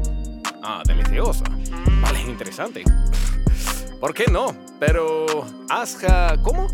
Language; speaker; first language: Spanish; non-native, learner; Russian